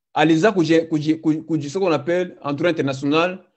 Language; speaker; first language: French; non-native, local second language; Swahili